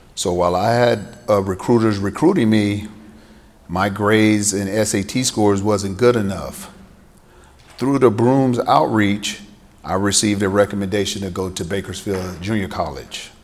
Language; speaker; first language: English; native; English